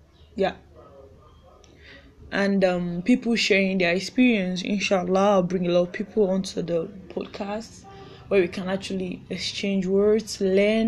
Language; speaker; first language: English; non-native, local second language; Yoruba